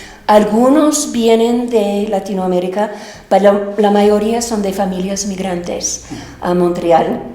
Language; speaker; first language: Spanish; non-native, fluent; English